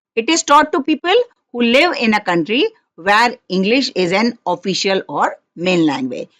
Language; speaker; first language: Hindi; non-native, local second language; Marathi